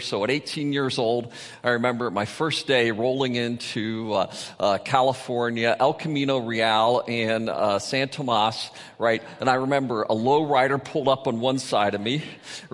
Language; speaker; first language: English; native; English